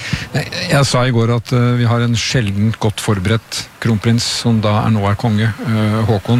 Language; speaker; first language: Norwegian; native; Norwegian